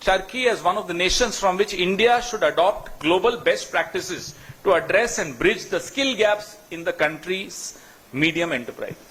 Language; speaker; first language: English; non-native, local second language; Hindi